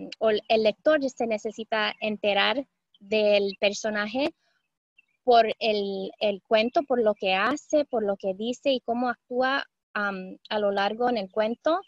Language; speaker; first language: Spanish; early bilingual, heritage; Spanish